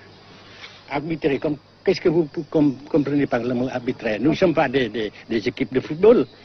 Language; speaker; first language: French; non-native, fluent; Vietnamese